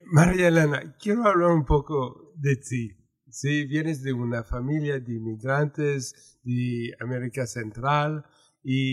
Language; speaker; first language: Spanish; non-native, fluent; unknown